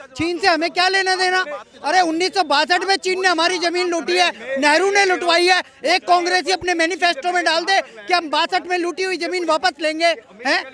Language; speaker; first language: Hindi; native; Hindi